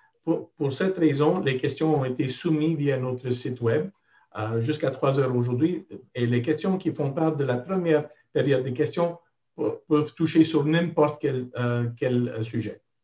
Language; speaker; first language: French; non-native, local second language; English